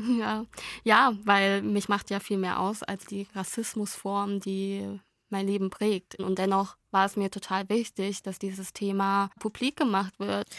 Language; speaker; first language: German; early bilingual, other home language; Vietnamese